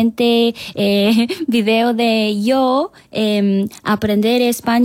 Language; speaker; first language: Spanish; non-native, learner; Korean